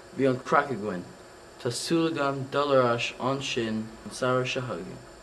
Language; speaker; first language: Irish; non-native, local second language; English